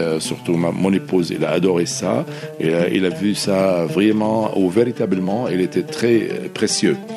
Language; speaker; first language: French; non-native, fluent; Arabic